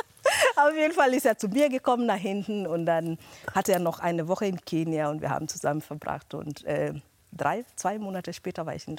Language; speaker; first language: German; non-native, fluent; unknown